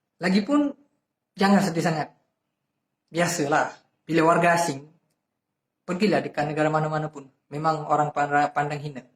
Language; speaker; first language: Malay; non-native, fluent; Bangla